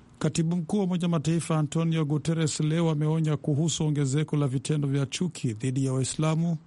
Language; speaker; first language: Swahili; non-native, local second language; Rundi